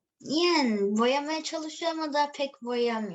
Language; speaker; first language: Turkish; early bilingual, heritage; Turkish